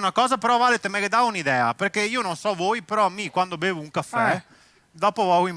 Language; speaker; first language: Italian; native; Italian